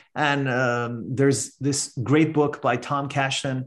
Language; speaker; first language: English; non-native, fluent; Persian